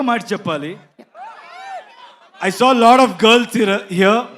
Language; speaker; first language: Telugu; non-native, learner; Kannada